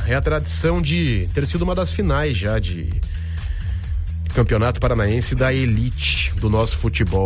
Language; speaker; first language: Portuguese; native; Portuguese